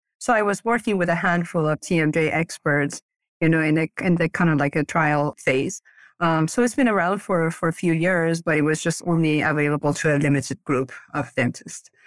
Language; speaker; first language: English; early bilingual, other home language; Persian